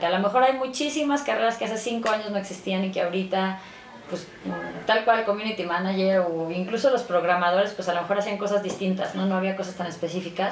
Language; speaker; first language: Spanish; native; Spanish